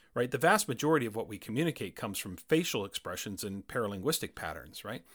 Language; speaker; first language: English; native; English